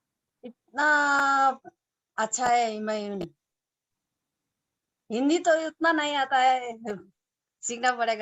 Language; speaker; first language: Hindi; non-native, local second language; Nepali